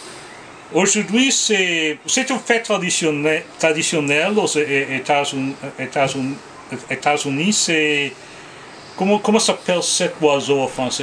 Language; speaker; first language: French; non-native, learner; English